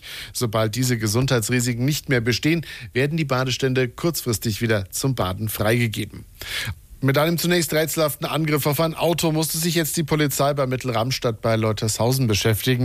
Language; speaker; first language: German; native; German